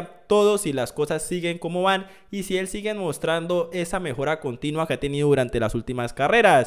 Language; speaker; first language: Spanish; native; Spanish